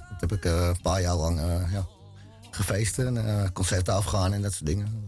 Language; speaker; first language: Dutch; native; Dutch